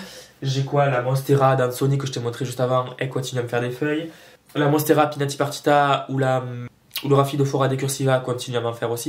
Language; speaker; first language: French; native; French